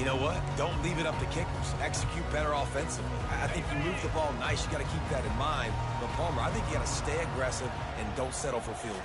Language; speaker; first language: English; native; English